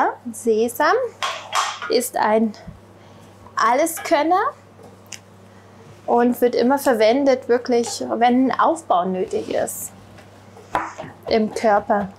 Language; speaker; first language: German; native; German